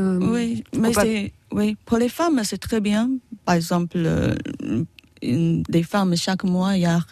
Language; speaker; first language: French; non-native, learner; Chinese